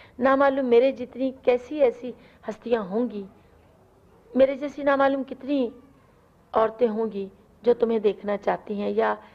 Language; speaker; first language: Urdu; non-native, local second language; Punjabi